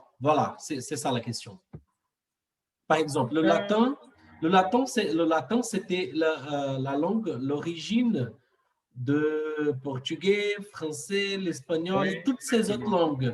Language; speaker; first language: French; non-native, fluent; Portuguese